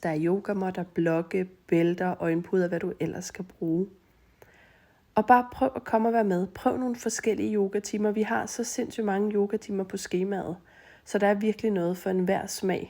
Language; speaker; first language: Danish; native; Danish